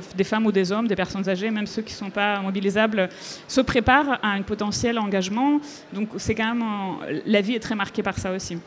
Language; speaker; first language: French; non-native, fluent; Ukrainian